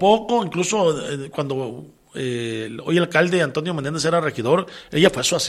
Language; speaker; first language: Spanish; native; Spanish